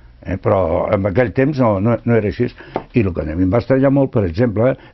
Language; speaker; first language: Catalan; non-native, local second language; Spanish